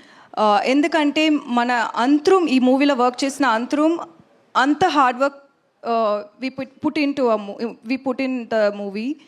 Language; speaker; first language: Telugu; non-native, learner; Tamil